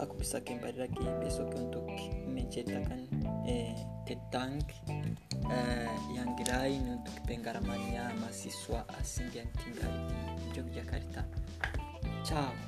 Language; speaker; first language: Indonesian; non-native, learner; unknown